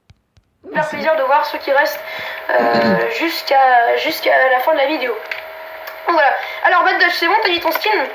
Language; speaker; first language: French; native; French